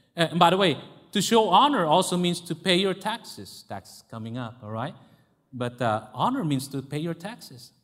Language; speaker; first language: English; non-native, local second language; Filipino